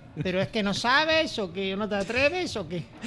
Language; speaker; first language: Spanish; native; Spanish